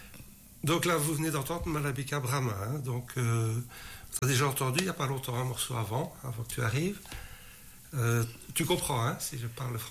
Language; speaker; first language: French; native; French